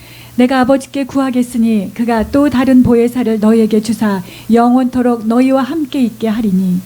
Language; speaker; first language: Korean; native; Korean